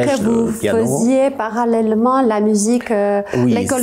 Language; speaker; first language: French; non-native, fluent; Armenian